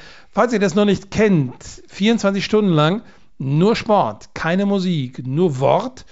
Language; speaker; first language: German; native; German